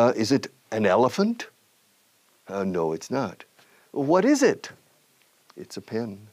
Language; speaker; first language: English; native; English